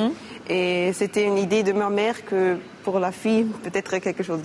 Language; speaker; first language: French; non-native, learner; German